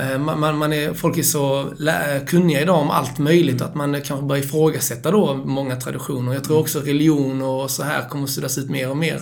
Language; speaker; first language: Swedish; native; Swedish